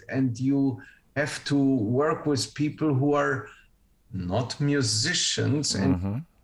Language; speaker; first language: English; non-native, fluent; Spanish